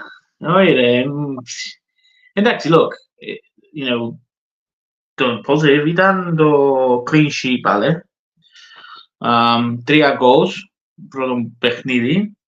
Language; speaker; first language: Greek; early bilingual, heritage; English